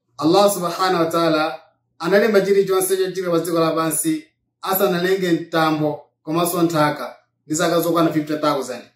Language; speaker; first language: Nyanja; non-native, local second language; Yao